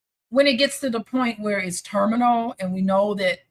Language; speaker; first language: English; native; English